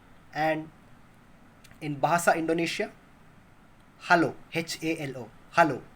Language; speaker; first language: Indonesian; non-native, learner; Kannada